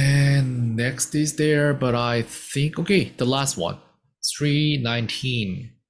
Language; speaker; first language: English; non-native, fluent; Korean